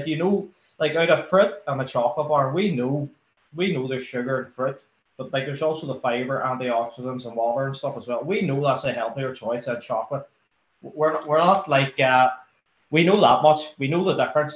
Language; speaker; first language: English; native; English